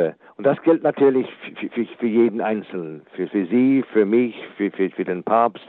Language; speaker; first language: German; non-native, fluent; English